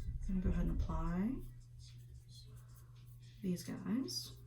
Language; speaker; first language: English; native; English